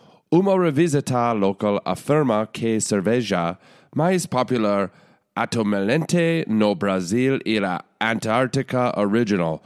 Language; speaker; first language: Portuguese; non-native, learner; English